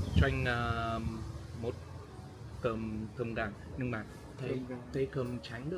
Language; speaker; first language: Vietnamese; non-native, learner; English